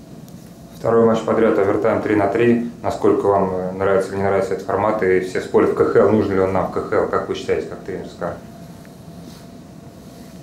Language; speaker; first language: Russian; native; Russian